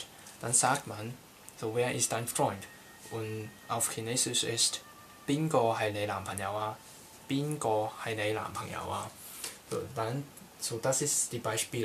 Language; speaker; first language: German; non-native, learner; Cantonese